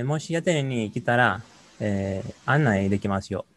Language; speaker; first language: Japanese; non-native, learner; Greek